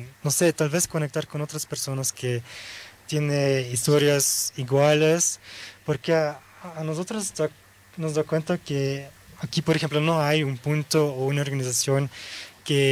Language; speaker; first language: Spanish; early bilingual, heritage; Dutch